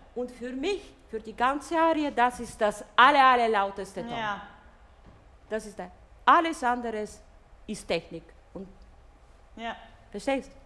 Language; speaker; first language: German; non-native, fluent; Bulgarian